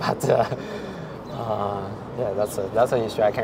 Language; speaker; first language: English; non-native, fluent; Chinese